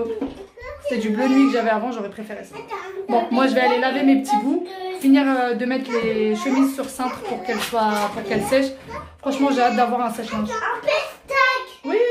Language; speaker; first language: French; native; French